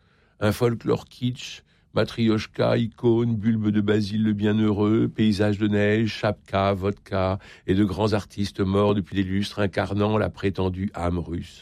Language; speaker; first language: French; native; French